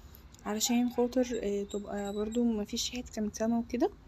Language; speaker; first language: Arabic; native; Arabic